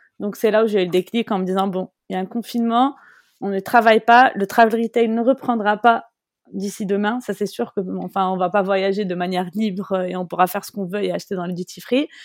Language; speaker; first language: French; non-native, local second language; Arabic